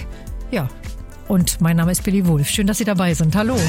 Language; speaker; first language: German; native; German